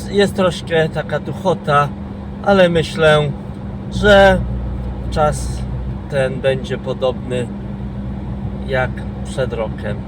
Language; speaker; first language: Polish; non-native, fluent; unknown